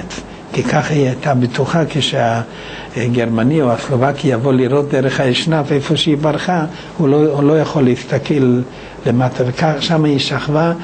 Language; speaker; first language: Hebrew; non-native, fluent; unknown